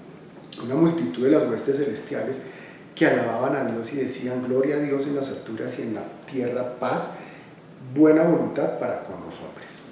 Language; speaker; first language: Spanish; native; Spanish